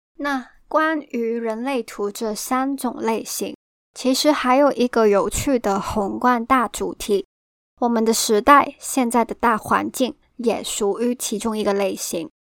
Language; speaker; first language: Chinese; non-native, local second language; Cantonese